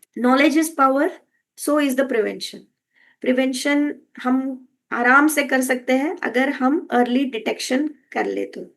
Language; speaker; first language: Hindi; non-native, local second language; Kannada